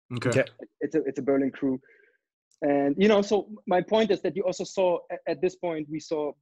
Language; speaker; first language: English; non-native, fluent; German